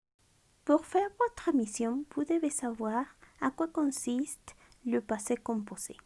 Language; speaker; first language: French; non-native, fluent; Spanish